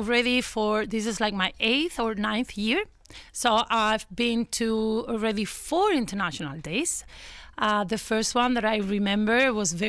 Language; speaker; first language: English; non-native, fluent; Spanish